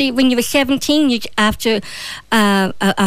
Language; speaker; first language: English; native; English